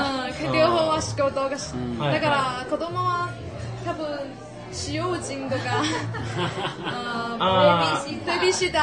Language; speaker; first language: Japanese; non-native, learner; Chinese